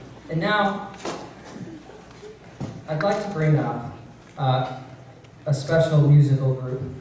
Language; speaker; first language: English; native; English